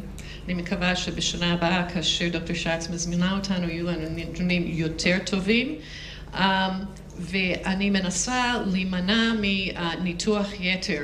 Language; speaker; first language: Hebrew; non-native, fluent; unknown